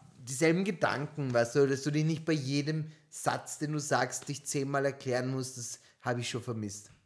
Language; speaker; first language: German; early bilingual, other home language; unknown